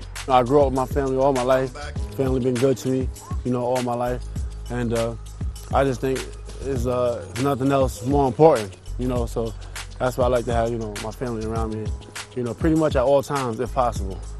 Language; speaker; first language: English; native; English